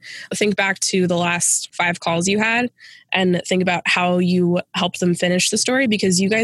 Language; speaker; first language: English; native; English